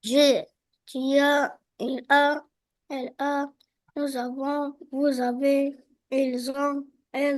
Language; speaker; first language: French; non-native, learner; Arabic